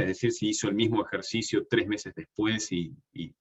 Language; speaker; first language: Spanish; native; Spanish